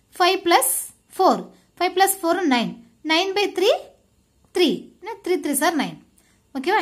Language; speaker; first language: English; non-native, local second language; Tamil